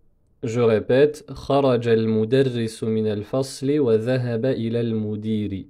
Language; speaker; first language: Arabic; non-native, fluent; French